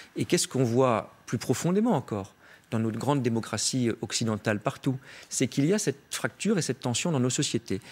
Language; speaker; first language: French; native; French